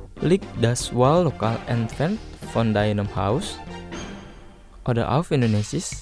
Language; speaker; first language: German; non-native, fluent; Indonesian